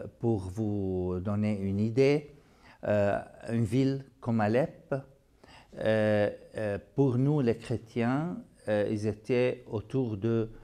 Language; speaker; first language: French; non-native, local second language; Arabic